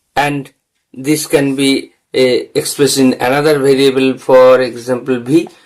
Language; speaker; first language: English; non-native, local second language; Bangla